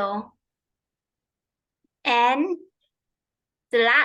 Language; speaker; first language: English; non-native, fluent; Vietnamese